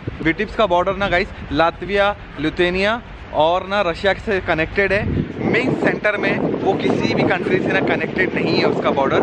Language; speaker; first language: Hindi; native; Hindi